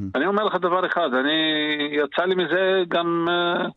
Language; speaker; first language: Hebrew; native; Hebrew